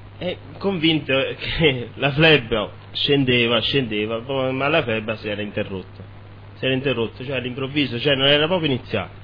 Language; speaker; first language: Italian; native; Italian